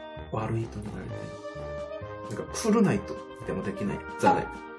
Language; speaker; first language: Japanese; non-native, fluent; Korean